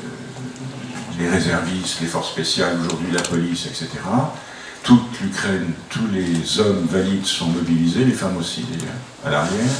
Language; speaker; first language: French; native; French